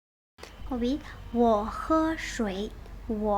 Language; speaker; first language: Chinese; non-native, fluent; Burmese